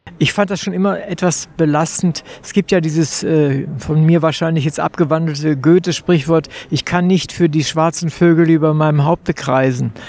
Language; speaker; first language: German; native; German